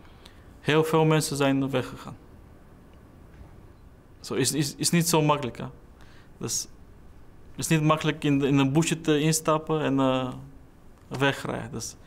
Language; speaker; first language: Dutch; non-native, fluent; Bulgarian